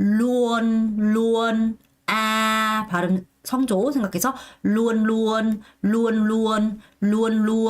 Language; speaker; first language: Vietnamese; non-native, fluent; Korean